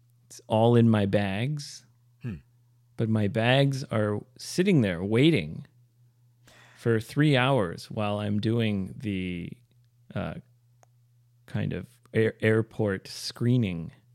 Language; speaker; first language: English; native; English